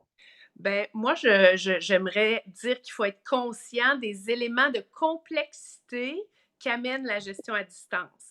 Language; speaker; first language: French; native; French